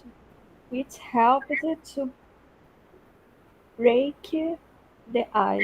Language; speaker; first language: English; non-native, learner; Portuguese